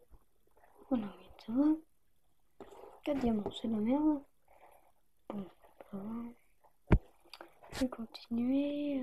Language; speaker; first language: French; native; French